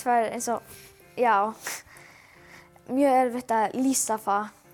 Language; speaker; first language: Icelandic; non-native, learner; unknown